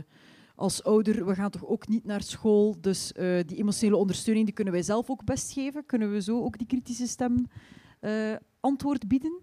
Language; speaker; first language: Dutch; native; Dutch